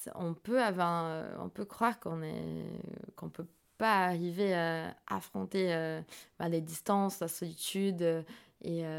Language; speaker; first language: French; non-native, fluent; Portuguese